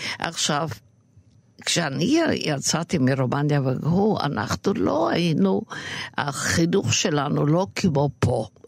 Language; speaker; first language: Hebrew; non-native, fluent; Yiddish